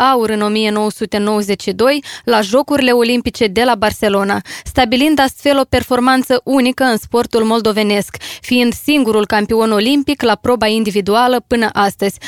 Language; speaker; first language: Romanian; native; Romanian